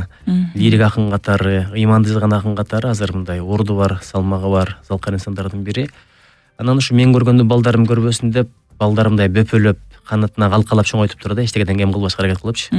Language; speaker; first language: Kyrgyz; native; Kyrgyz